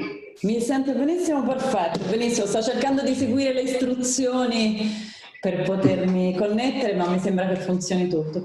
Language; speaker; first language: Italian; native; Italian